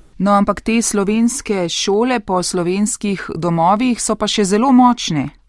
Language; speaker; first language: Slovenian; native; Slovenian